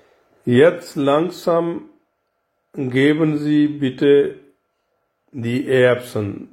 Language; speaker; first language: German; non-native, learner; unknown